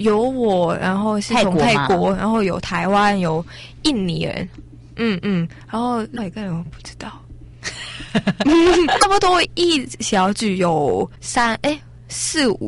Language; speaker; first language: Chinese; non-native, learner; Thai